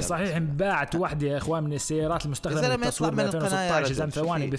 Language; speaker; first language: Arabic; native; Arabic